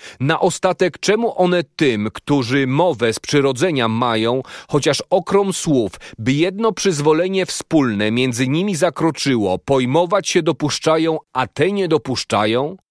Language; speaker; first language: Polish; native; Polish